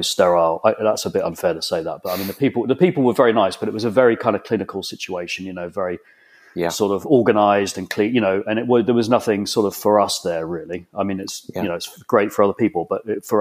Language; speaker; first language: English; native; English